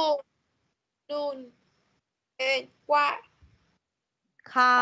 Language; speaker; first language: English; non-native, learner; Vietnamese